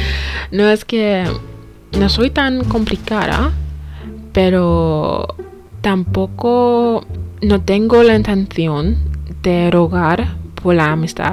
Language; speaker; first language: Spanish; non-native, fluent; English